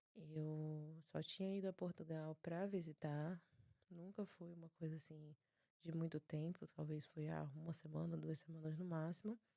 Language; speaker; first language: Portuguese; native; Portuguese